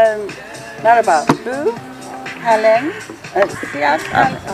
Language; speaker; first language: Turkish; non-native, learner; English